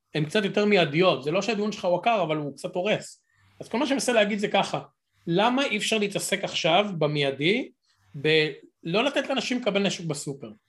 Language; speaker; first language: Hebrew; native; Hebrew